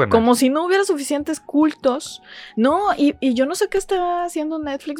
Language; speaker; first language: Spanish; native; Spanish